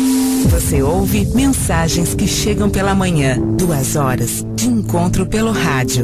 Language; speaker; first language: Portuguese; native; Portuguese